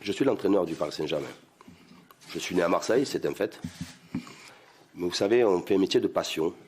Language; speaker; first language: French; native; French